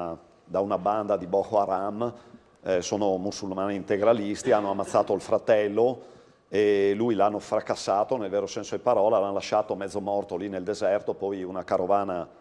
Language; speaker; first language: Italian; native; Italian